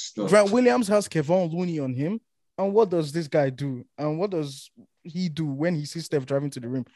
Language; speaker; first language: English; non-native, local second language; Yoruba